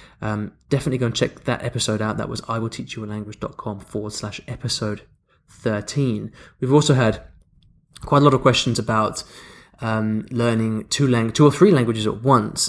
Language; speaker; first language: English; native; English